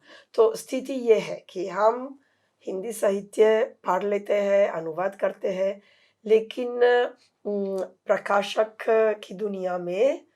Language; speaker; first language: Hindi; non-native, fluent; Italian